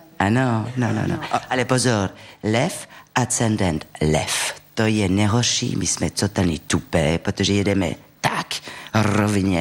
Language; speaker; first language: Czech; non-native, fluent; French